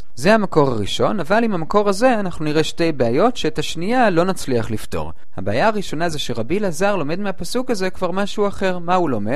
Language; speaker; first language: Hebrew; native; Hebrew